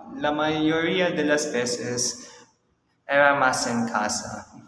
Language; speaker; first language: Spanish; non-native, learner; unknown